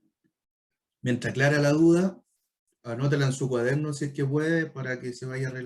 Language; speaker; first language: Spanish; native; Spanish